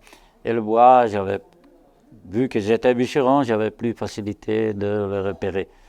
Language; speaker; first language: French; non-native, local second language; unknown